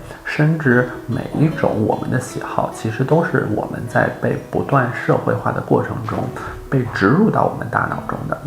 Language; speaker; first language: Chinese; native; Chinese